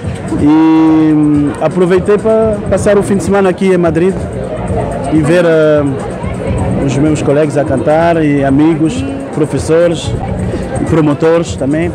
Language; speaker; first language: Portuguese; non-native, local second language; Kabuverdianu